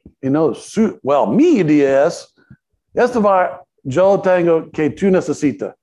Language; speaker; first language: Spanish; non-native, learner; English